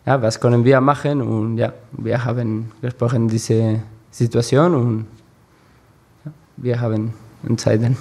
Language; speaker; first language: German; non-native, learner; Spanish